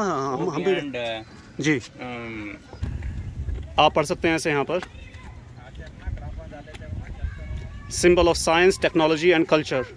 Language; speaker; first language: Hindi; native; Hindi